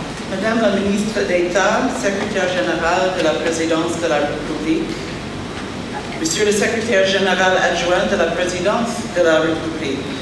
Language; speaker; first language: French; non-native, fluent; English